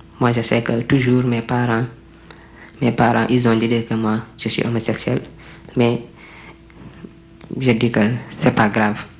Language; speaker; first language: French; non-native, local second language; Wolof